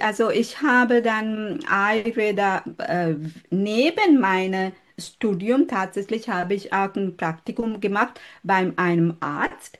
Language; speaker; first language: German; non-native, fluent; Sinhala